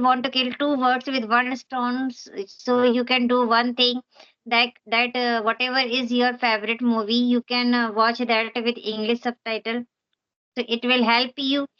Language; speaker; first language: English; non-native, local second language; Hindi